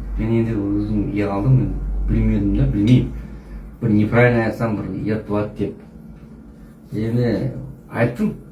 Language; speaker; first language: Kazakh; non-native, local second language; Russian